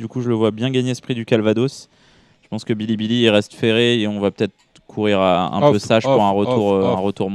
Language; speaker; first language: French; native; French